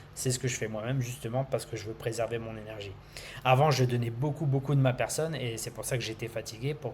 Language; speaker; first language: French; native; French